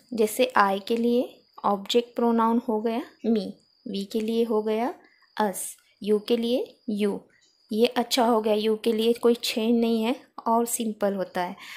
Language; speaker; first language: Hindi; non-native, local second language; Marathi